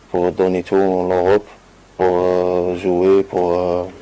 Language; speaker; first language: French; non-native, learner; Arabic